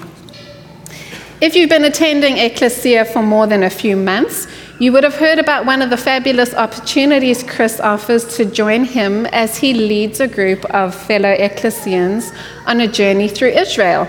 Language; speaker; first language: English; native; English